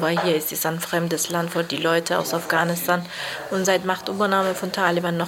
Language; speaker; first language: German; non-native, learner; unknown